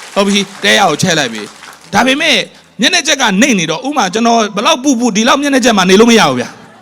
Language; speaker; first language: Burmese; non-native, local second language; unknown